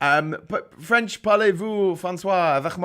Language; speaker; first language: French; non-native, learner; English